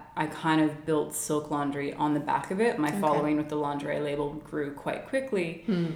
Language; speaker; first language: English; native; English